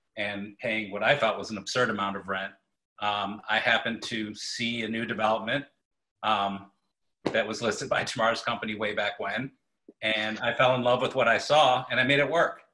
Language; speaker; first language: English; native; English